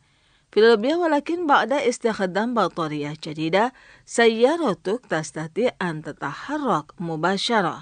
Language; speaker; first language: Arabic; non-native, fluent; Indonesian